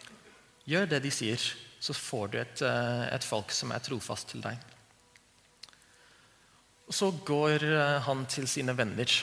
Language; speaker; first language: Norwegian; non-native, fluent; English